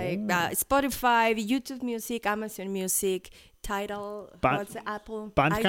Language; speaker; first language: English; non-native, fluent; Spanish